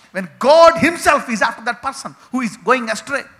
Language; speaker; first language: English; non-native, local second language; Telugu